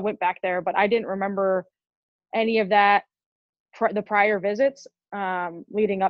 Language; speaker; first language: English; native; English